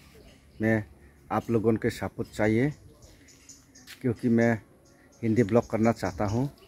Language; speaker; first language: Hindi; non-native, local second language; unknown